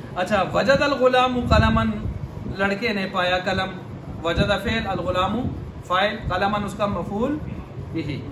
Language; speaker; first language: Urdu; non-native, local second language; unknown